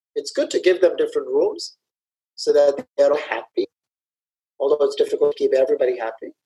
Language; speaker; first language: English; early bilingual, other home language; Somali